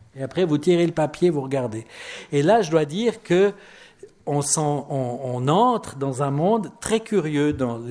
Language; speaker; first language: French; native; French